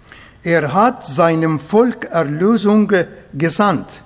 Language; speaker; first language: German; non-native, fluent; Arabic